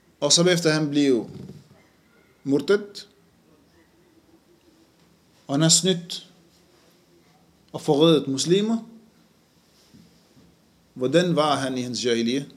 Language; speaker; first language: Danish; non-native, fluent; Arabic